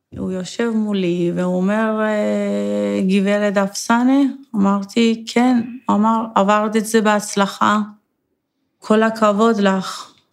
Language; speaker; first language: Hebrew; non-native, fluent; Persian